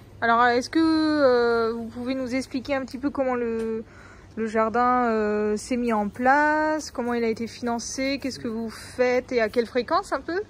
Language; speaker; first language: French; native; French